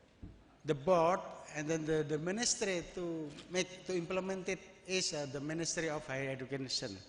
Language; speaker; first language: English; non-native, learner; Indonesian